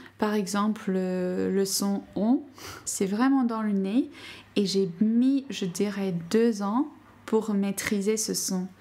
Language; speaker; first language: French; non-native, fluent; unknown